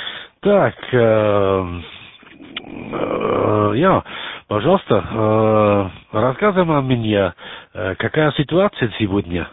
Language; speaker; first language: Russian; non-native, learner; German